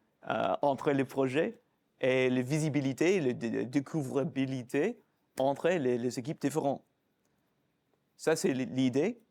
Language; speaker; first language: French; non-native, fluent; English